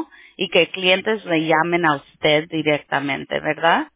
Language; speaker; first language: Spanish; early bilingual, heritage; Spanish